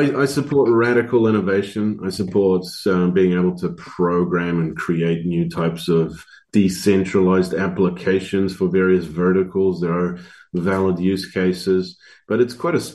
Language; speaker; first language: English; native; English